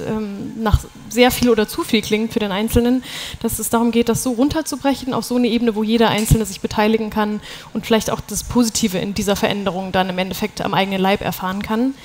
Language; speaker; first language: German; native; German